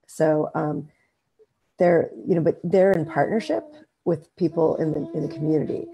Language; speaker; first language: English; native; English